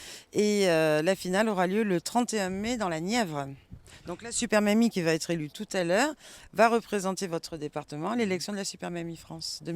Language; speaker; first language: French; native; French